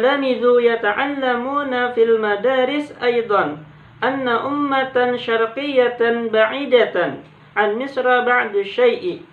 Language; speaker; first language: Arabic; non-native, learner; Indonesian